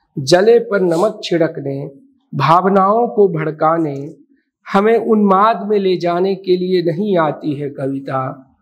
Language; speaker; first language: Hindi; non-native, local second language; Maithili